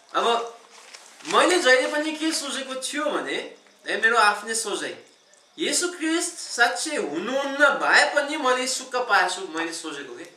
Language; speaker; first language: Nepali; non-native, fluent; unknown